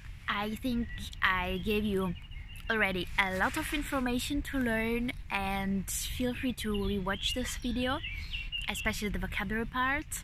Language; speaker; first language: English; non-native, fluent; Ukrainian